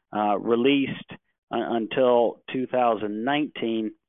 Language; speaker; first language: English; native; English